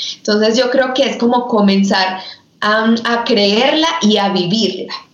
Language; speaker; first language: Spanish; native; Spanish